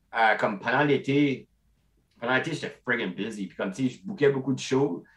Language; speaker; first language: French; non-native, local second language; English